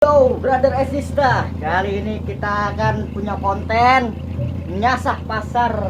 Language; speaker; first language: Indonesian; native; Indonesian